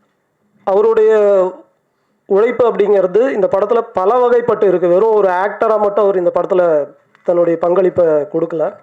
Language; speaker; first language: Tamil; native; Tamil